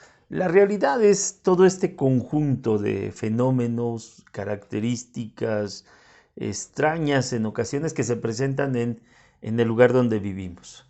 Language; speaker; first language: Spanish; native; Spanish